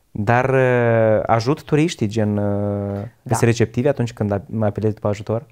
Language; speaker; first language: Romanian; native; Romanian